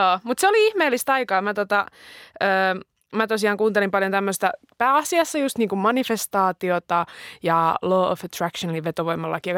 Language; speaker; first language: Finnish; native; Finnish